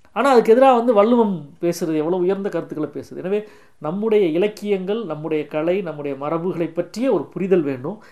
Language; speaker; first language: Tamil; native; Tamil